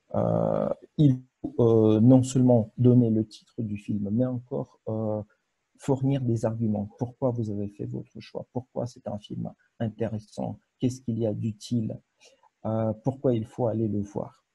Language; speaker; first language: French; non-native, fluent; Russian